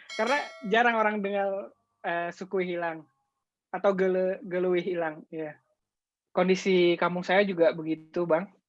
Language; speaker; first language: Indonesian; non-native, local second language; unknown